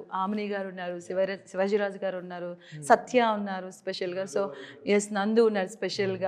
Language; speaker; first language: Telugu; native; Telugu